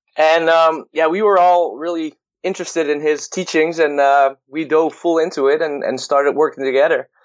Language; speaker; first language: English; non-native, fluent; Dutch